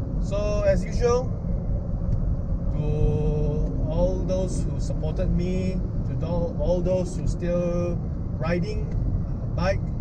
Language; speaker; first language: English; non-native, local second language; Min Nan Chinese